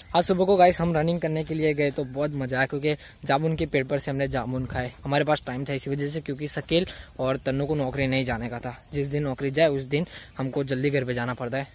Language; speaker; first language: Hindi; non-native, local second language; Gujarati